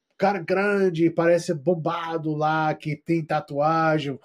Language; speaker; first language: Portuguese; non-native, learner; English